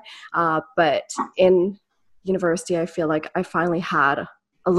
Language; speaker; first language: English; native; English